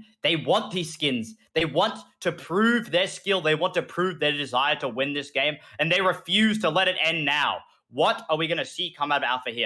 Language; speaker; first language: English; native; English